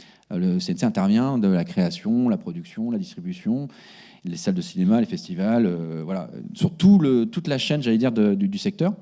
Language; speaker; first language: French; native; French